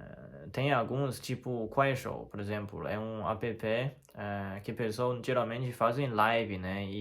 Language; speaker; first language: Portuguese; non-native, fluent; Chinese